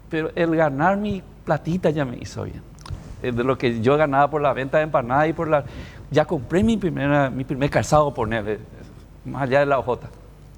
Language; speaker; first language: Spanish; native; Spanish